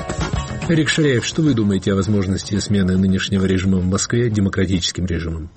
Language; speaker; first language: Russian; native; Russian